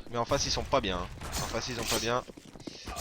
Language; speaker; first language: French; native; French